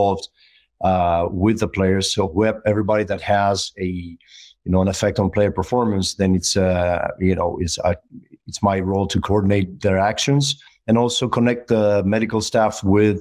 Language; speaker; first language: English; non-native, fluent; Greek